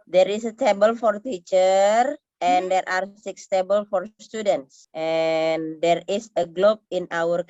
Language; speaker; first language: English; non-native, learner; Indonesian